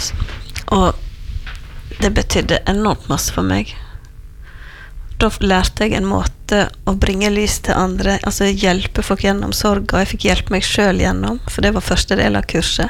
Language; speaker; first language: Norwegian; native; Norwegian